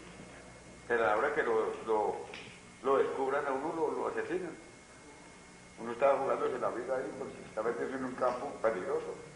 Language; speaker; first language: Spanish; native; Spanish